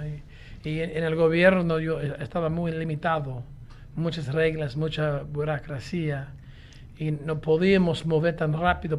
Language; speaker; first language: Spanish; non-native, fluent; English